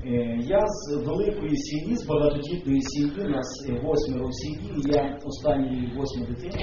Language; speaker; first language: Polish; non-native, learner; Ukrainian